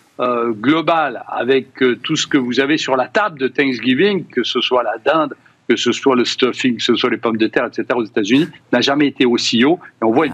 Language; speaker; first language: French; native; French